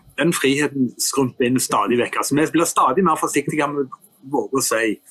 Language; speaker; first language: Norwegian; native; Norwegian